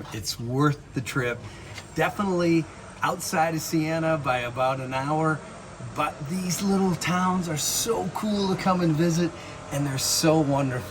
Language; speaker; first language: English; native; English